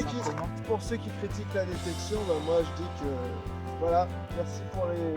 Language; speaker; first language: French; native; French